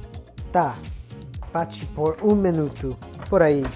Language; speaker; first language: Portuguese; non-native, fluent; English